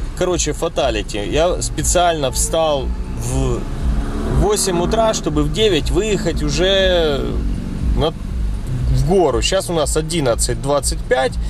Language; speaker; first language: Russian; native; Russian